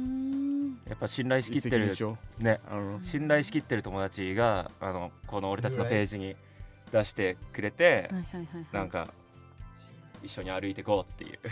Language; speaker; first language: Japanese; native; Japanese